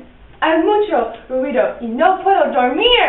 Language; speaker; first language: Spanish; non-native, learner; English